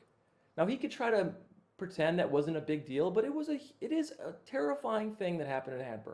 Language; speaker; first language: English; native; English